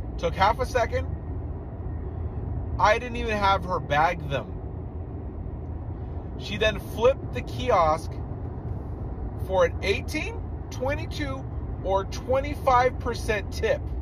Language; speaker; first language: English; native; English